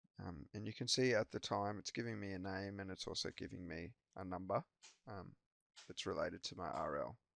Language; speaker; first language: English; native; English